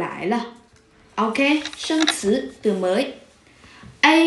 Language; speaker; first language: Chinese; non-native, fluent; Vietnamese